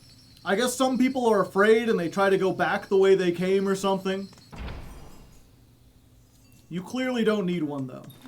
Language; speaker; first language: English; native; English